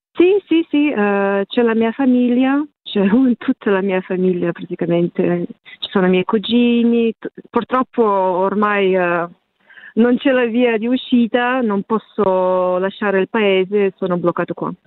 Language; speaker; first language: Italian; non-native, fluent; Russian